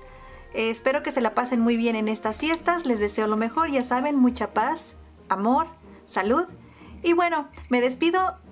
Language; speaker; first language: Spanish; native; Spanish